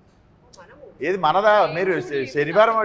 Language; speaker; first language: Telugu; native; Telugu